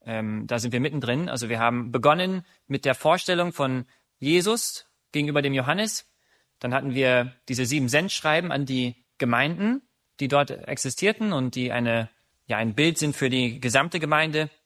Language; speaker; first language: German; native; German